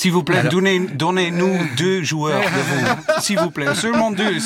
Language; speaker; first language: French; non-native, learner; Dutch